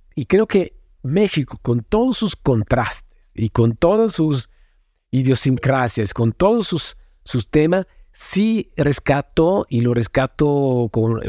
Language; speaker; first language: Spanish; non-native, fluent; Italian